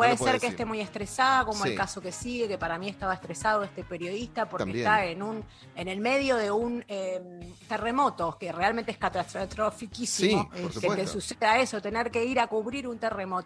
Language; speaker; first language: Spanish; native; Spanish